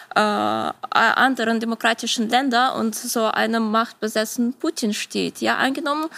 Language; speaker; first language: German; non-native, fluent; Ukrainian